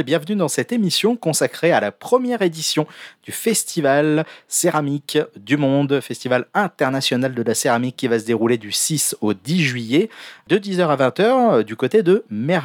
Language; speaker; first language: French; native; French